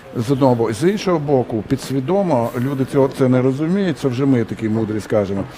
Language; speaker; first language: Ukrainian; non-native, local second language; Russian